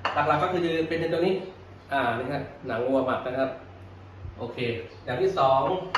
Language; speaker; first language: Thai; native; Thai